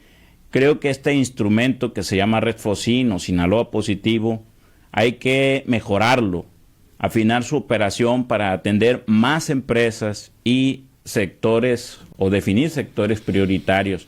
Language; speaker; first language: Spanish; native; Spanish